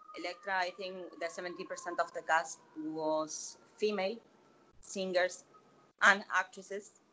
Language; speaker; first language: English; non-native, fluent; Spanish